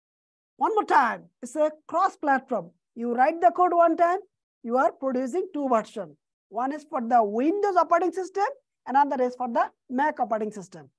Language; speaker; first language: English; non-native, fluent; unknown